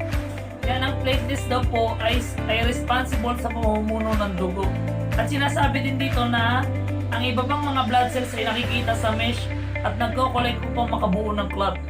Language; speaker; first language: Filipino; native; Filipino